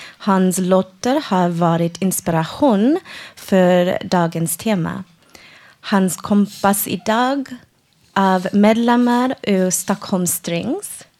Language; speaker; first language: Swedish; non-native, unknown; English